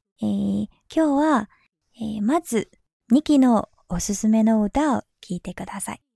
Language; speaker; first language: Japanese; non-native, fluent; Chinese